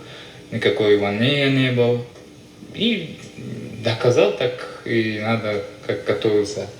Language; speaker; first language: Russian; non-native, local second language; Uzbek